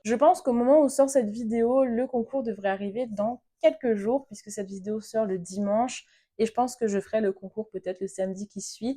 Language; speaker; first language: French; native; French